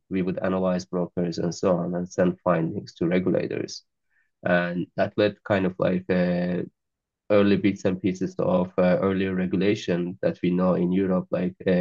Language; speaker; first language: English; non-native, fluent; Azerbaijani